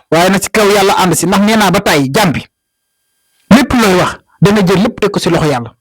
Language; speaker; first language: Wolof; native; Wolof